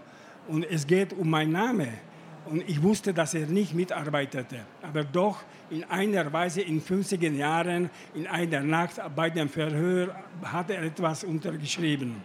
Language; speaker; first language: German; non-native, fluent; Slovak